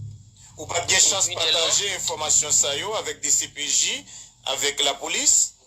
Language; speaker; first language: Haitian Creole; native; Haitian Creole